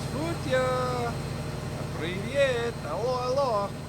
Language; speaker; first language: Russian; non-native, learner; English